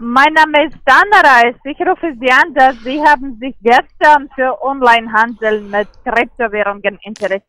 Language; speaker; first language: German; non-native, learner; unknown